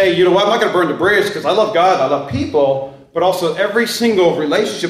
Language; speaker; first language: English; native; English